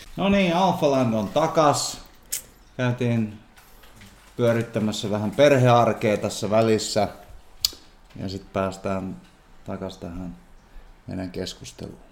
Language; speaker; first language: Finnish; native; Finnish